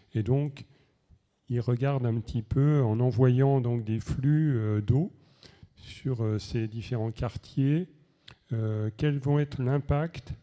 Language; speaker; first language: French; native; French